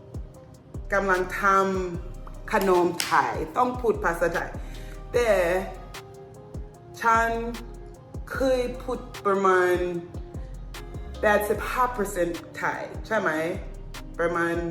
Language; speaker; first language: Thai; non-native, learner; English